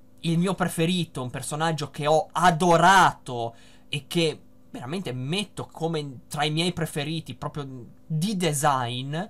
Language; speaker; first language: Italian; native; Italian